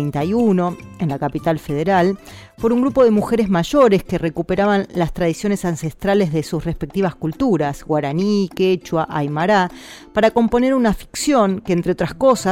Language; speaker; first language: Spanish; native; Spanish